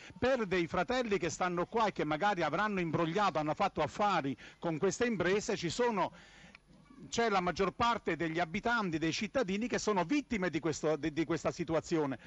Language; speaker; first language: Italian; native; Italian